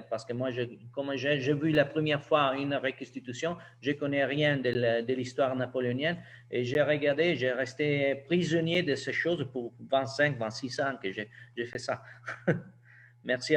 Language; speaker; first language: French; non-native, learner; Italian